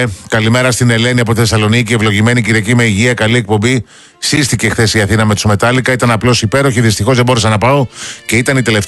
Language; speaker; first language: Greek; native; Greek